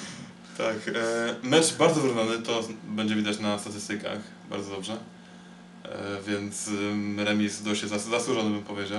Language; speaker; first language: Polish; native; Polish